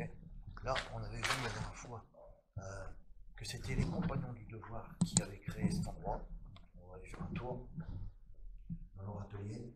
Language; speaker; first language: French; native; French